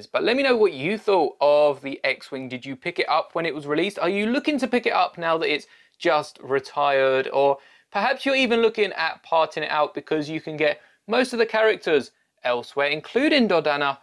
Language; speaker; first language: English; native; English